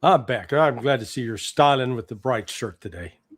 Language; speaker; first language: English; native; English